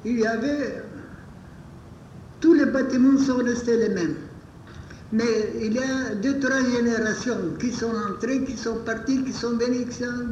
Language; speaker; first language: French; non-native, fluent; Bulgarian